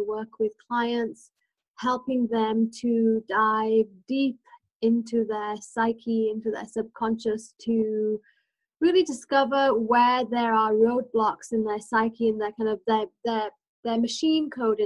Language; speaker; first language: English; native; English